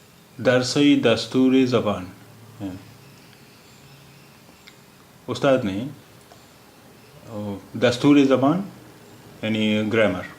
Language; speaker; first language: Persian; non-native, fluent; Urdu